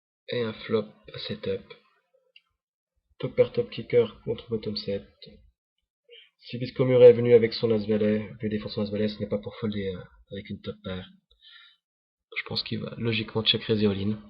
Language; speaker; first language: French; native; French